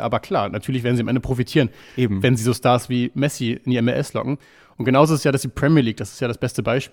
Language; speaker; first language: German; native; German